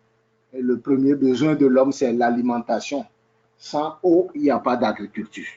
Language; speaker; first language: French; native; French